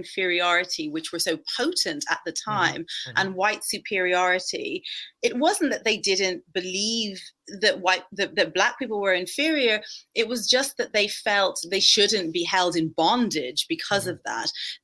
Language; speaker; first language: English; native; English